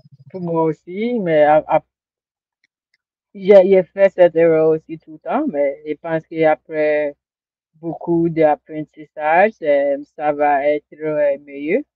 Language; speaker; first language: French; non-native, learner; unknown